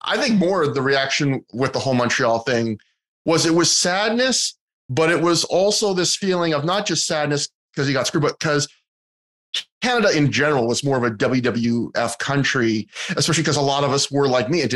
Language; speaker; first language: English; native; English